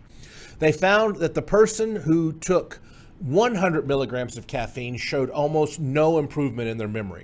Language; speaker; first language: English; native; English